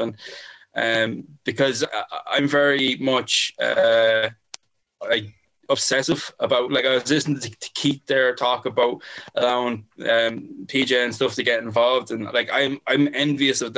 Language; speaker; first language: English; native; English